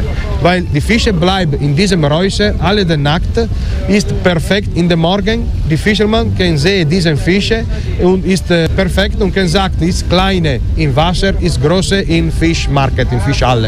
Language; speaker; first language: German; non-native, learner; Italian